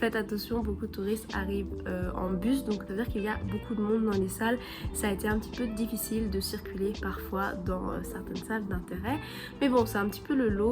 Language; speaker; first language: French; native; French